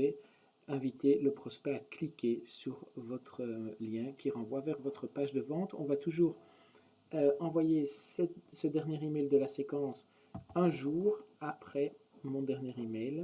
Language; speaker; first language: French; native; French